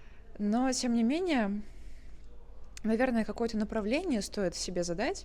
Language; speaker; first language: Russian; native; Russian